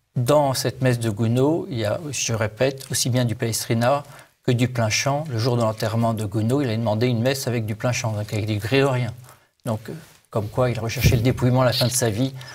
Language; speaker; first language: French; native; French